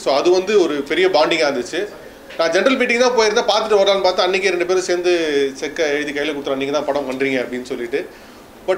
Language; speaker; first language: Tamil; native; Tamil